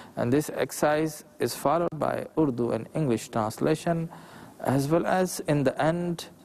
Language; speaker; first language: English; non-native, local second language; Urdu